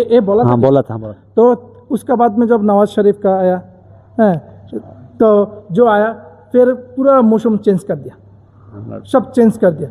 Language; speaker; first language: Hindi; non-native, learner; Bangla